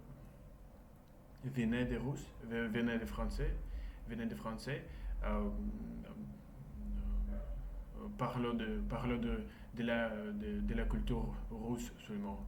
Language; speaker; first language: French; non-native, learner; Russian